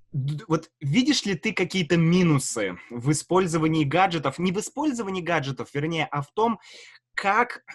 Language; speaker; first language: Russian; native; Russian